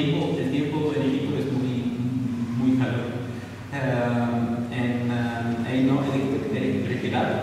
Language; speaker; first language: Spanish; non-native, learner; Arabic